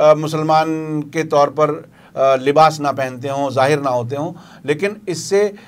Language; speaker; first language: Urdu; native; Urdu